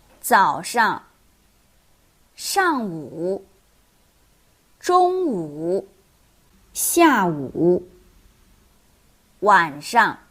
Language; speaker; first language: Chinese; non-native, fluent; Korean